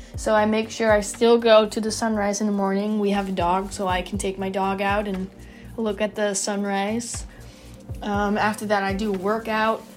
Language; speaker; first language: English; non-native, fluent; Dutch